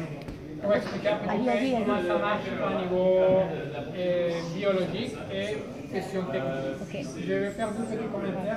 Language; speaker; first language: French; non-native, fluent; Spanish